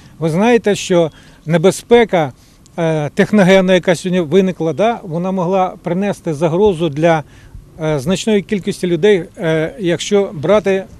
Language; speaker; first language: Ukrainian; non-native, local second language; Russian